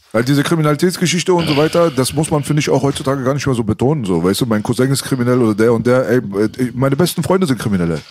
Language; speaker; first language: German; early bilingual, other home language; Persian